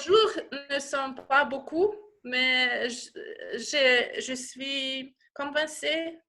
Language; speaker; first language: French; non-native, learner; German